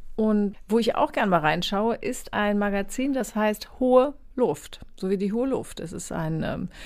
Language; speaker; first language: German; native; German